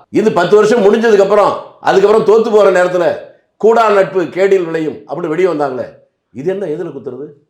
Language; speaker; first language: Tamil; native; Tamil